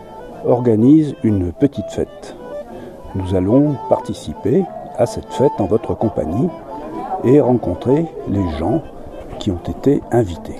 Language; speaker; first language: French; native; French